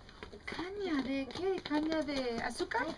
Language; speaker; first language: Spanish; non-native, fluent; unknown